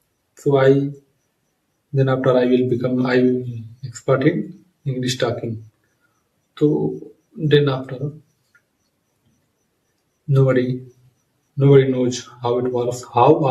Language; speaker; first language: English; non-native, learner; Hindi